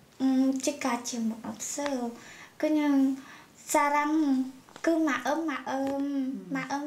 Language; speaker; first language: Korean; non-native, learner; Khmer